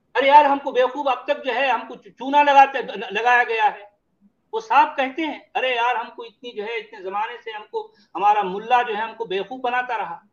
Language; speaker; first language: Hindi; native; Hindi